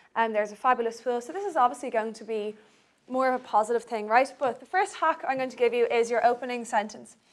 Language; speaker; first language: English; native; English